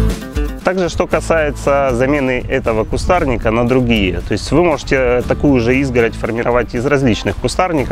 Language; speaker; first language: Russian; native; Russian